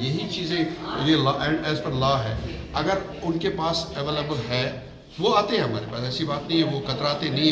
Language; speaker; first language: Urdu; non-native, local second language; Kashmiri